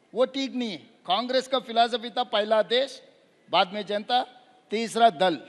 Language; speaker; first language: Hindi; non-native, local second language; Telugu